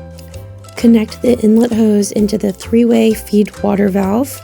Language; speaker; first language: English; native; English